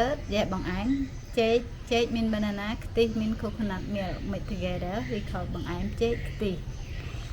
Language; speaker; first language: English; non-native, learner; Khmer